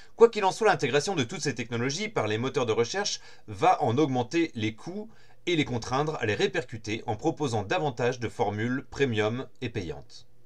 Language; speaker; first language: French; native; French